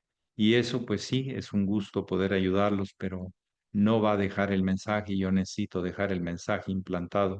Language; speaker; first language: Spanish; native; Spanish